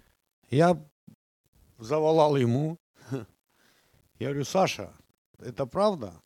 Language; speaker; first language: Czech; non-native, learner; Russian